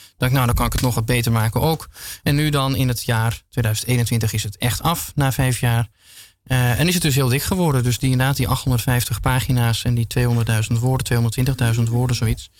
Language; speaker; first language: Dutch; native; Dutch